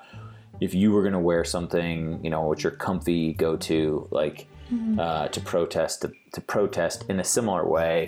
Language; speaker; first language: English; native; English